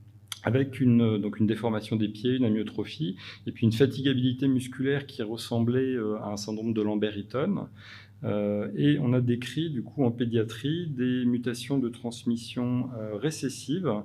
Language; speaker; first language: French; native; French